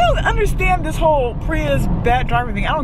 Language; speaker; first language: English; native; English